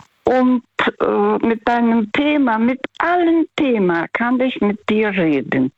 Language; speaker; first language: German; non-native, fluent; Russian